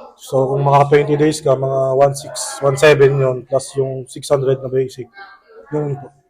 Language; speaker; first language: Filipino; native; Filipino